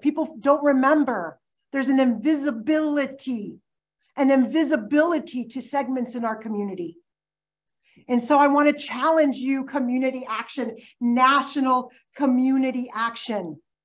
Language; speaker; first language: English; early bilingual, other home language; Spanish